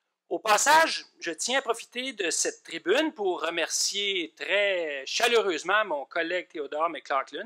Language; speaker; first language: French; native; French